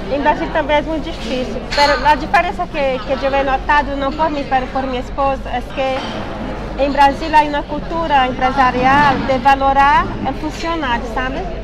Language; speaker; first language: Spanish; non-native, fluent; Portuguese